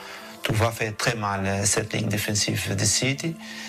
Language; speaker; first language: French; non-native, fluent; Portuguese